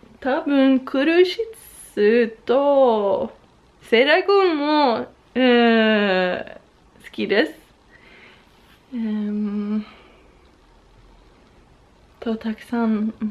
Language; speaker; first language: Japanese; non-native, learner; Swedish